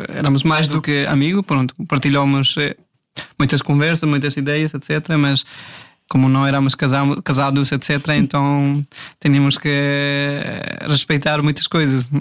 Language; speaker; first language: Portuguese; non-native, fluent; Hindi